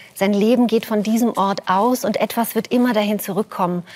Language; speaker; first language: German; early bilingual, other home language; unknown